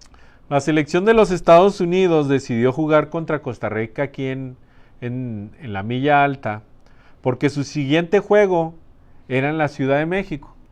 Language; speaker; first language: Spanish; native; Spanish